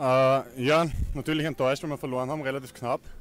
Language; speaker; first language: German; native; German